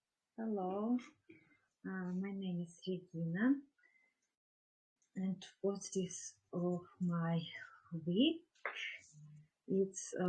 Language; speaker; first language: English; non-native, learner; Russian